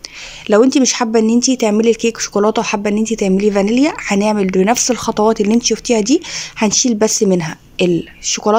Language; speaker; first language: Arabic; native; Arabic